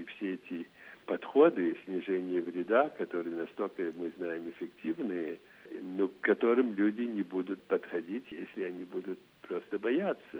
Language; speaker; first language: Russian; non-native, fluent; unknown